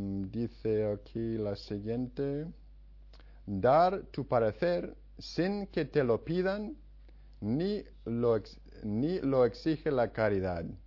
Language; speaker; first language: Spanish; non-native, fluent; English